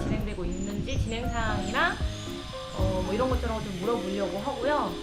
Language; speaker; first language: Korean; native; Korean